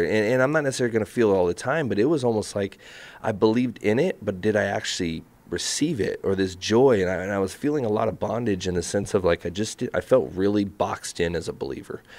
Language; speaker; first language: English; native; English